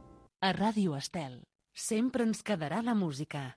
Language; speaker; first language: Catalan; native; Catalan